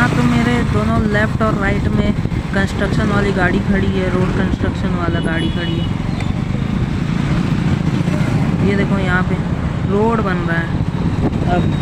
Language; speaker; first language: Hindi; native; Hindi